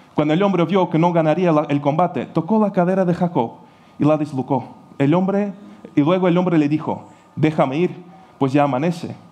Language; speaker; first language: Spanish; non-native, fluent; Ukrainian